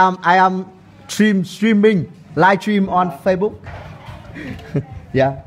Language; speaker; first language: English; non-native, learner; Vietnamese